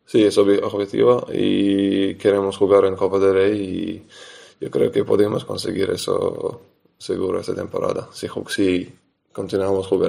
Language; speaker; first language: Spanish; non-native, fluent; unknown